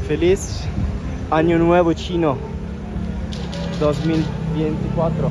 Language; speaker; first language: Spanish; non-native, learner; Italian